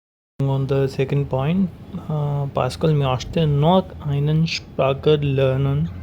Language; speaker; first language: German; non-native, learner; Hindi